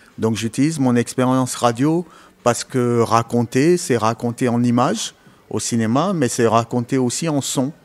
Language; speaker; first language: French; native; French